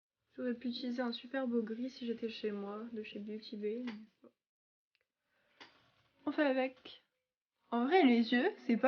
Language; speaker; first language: French; native; French